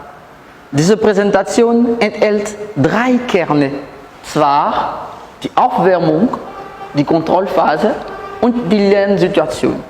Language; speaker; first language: German; non-native, learner; French